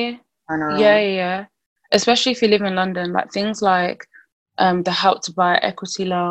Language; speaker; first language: English; native; English